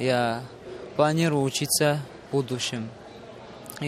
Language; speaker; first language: Russian; early bilingual, other home language; Armenian